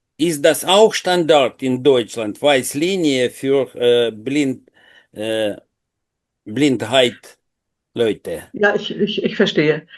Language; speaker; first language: German; non-native, learner; Ukrainian